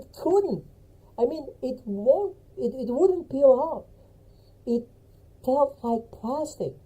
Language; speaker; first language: English; non-native, fluent; Filipino